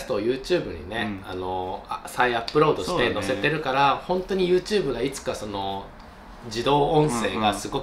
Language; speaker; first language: Japanese; native; Japanese